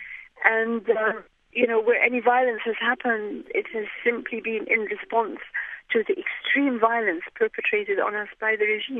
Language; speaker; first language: English; non-native, fluent; Arabic